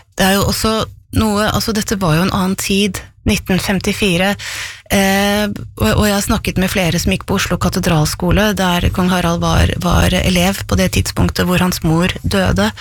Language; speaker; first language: Norwegian; native; Norwegian